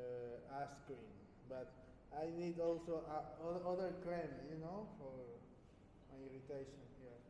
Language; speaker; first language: English; non-native, fluent; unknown